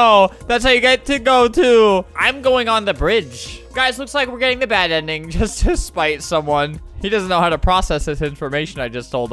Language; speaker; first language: English; native; English